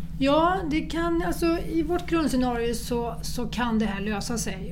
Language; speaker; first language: Swedish; native; Swedish